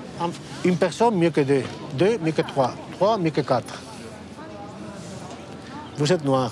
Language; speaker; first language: French; non-native, fluent; Spanish